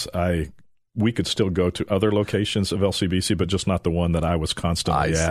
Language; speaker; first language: English; native; English